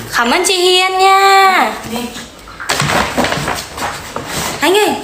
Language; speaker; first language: Vietnamese; non-native, learner; Indonesian